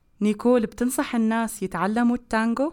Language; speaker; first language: Arabic; native; Arabic